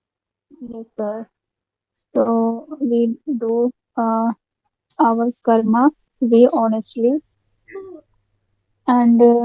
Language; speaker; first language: English; non-native, learner; Hindi